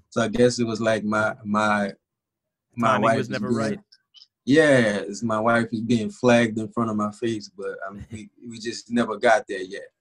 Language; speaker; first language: English; native; English